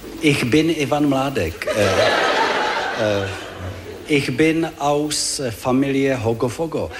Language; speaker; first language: German; non-native, learner; Czech